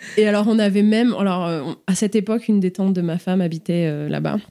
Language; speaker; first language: French; native; French